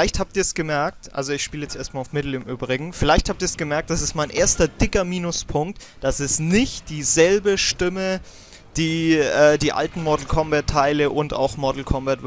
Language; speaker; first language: German; native; German